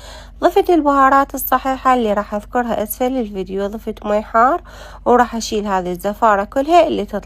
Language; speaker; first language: Arabic; native; Arabic